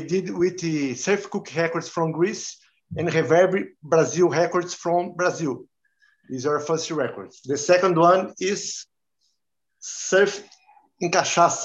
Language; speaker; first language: English; non-native, learner; Portuguese